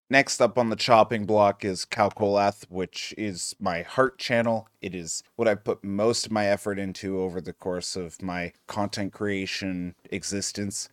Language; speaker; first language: English; native; English